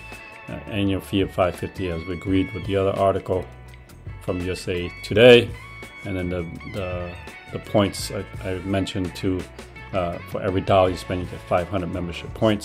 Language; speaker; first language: English; native; English